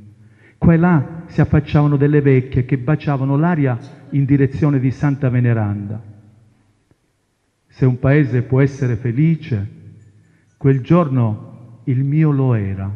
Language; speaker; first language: Italian; non-native, local second language; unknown